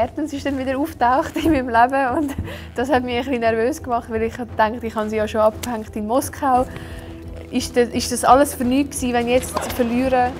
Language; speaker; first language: German; non-native, local second language; Slovak